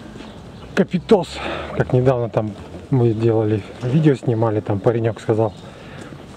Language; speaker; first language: Russian; native; Russian